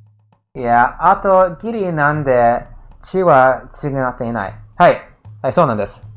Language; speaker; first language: Japanese; non-native, learner; English